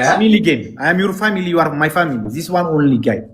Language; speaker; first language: English; non-native, learner; Arabic